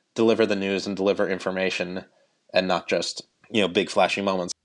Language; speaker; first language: English; native; English